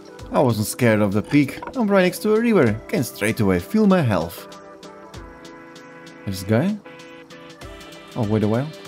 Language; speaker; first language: English; non-native, fluent; Slovak